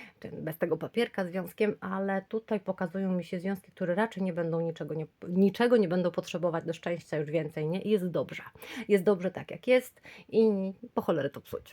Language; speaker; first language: Polish; native; Polish